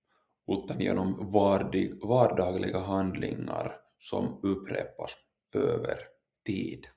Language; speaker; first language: Swedish; non-native, local second language; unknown